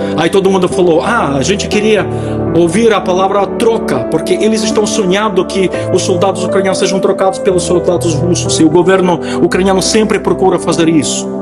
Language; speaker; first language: Portuguese; non-native, fluent; Ukrainian